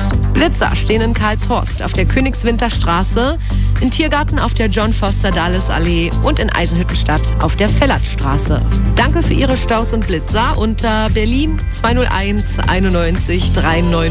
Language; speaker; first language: German; native; German